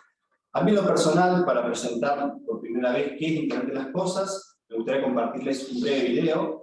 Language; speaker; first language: Spanish; native; Spanish